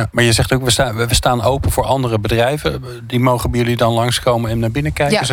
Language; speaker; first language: Dutch; native; Dutch